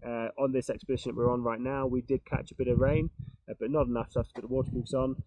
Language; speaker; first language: English; native; English